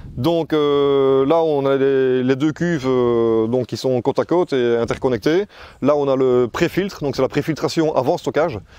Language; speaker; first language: French; native; French